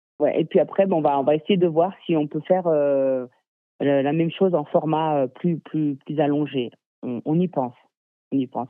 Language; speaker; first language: French; native; French